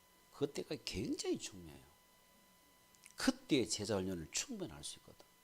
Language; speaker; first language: Korean; native; Korean